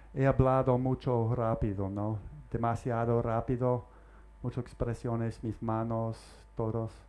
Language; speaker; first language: Spanish; non-native, learner; English